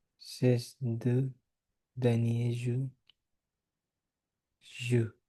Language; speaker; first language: French; non-native, learner; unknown